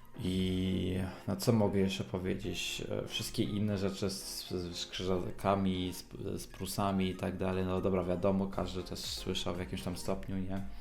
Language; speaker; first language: Polish; early bilingual, heritage; Polish